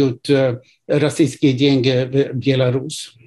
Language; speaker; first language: Russian; non-native, fluent; Swedish